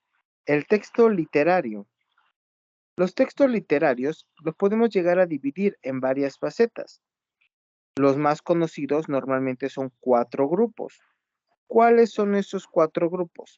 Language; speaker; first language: Spanish; native; Spanish